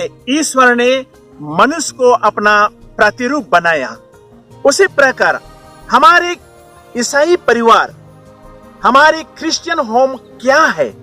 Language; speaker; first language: Hindi; non-native, local second language; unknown